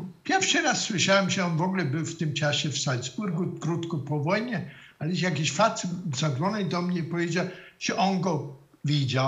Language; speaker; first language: Polish; non-native, fluent; German